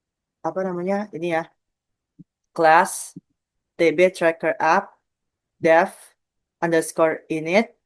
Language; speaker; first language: Indonesian; native; Indonesian